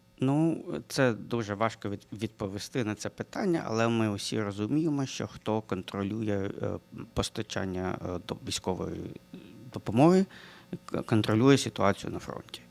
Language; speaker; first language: Ukrainian; non-native, local second language; Russian